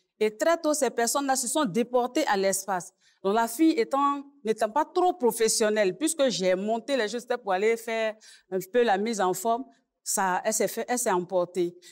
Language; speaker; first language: French; native; French